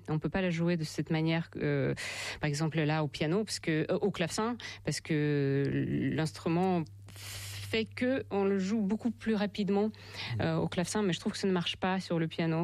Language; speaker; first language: French; non-native, fluent; Russian